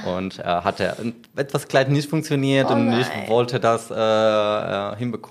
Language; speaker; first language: German; non-native, learner; Spanish